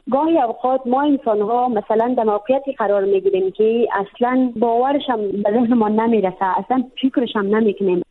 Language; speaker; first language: Persian; native; Persian